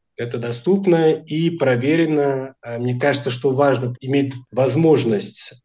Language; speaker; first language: Russian; non-native, fluent; Portuguese